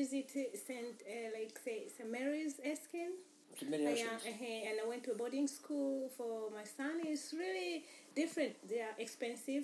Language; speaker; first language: English; non-native, local second language; Swahili